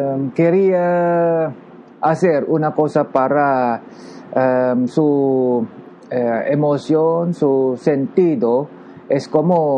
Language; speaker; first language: Spanish; non-native, learner; Japanese